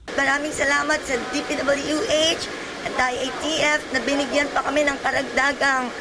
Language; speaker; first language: Filipino; native; Filipino